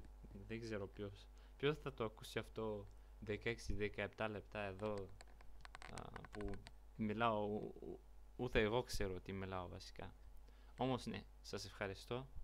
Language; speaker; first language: Greek; non-native, learner; Bulgarian